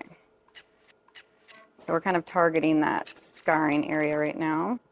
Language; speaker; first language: English; native; English